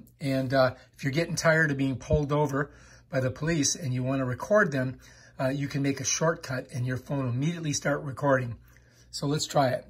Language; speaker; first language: English; native; English